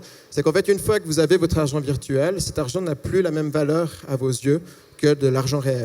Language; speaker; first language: French; native; French